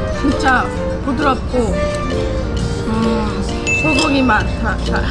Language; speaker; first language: Korean; non-native, learner; Portuguese